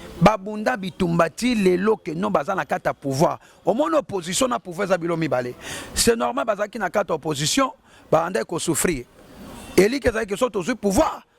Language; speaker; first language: Lingala; native; Lingala